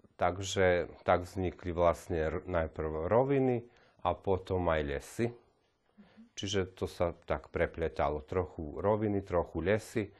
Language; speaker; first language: Slovak; native; Slovak